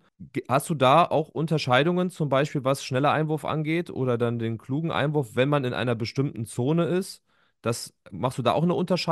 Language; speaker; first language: German; native; German